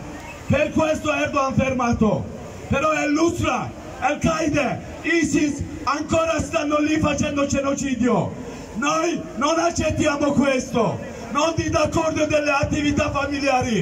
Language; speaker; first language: Italian; non-native, learner; Kurdish